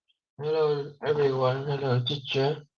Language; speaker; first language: English; non-native, learner; Vietnamese